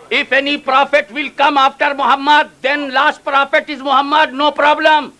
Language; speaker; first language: English; non-native, local second language; Urdu